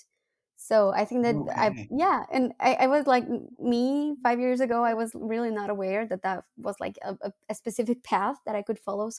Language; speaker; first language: English; non-native, fluent; Spanish